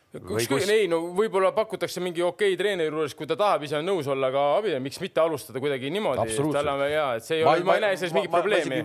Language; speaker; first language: Estonian; native; Estonian